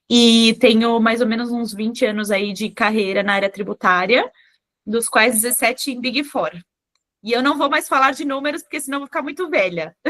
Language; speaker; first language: Portuguese; native; Portuguese